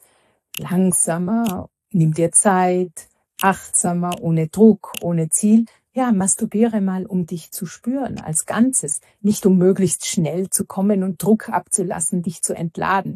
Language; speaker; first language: German; native; German